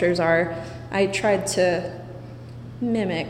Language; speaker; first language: English; native; English